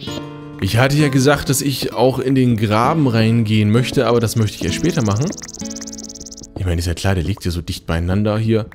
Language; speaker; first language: German; native; German